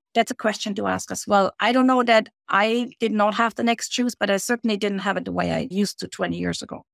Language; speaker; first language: English; non-native, fluent; German